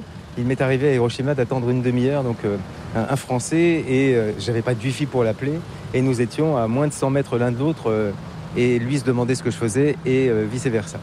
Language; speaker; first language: French; native; French